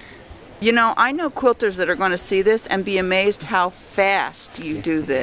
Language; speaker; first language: English; native; English